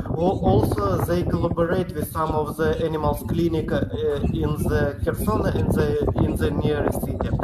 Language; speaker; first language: English; non-native, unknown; Ukrainian